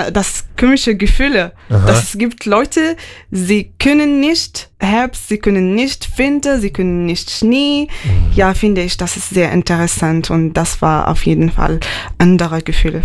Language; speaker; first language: German; non-native, learner; Arabic